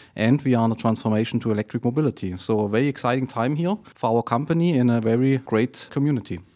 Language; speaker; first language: English; non-native, fluent; German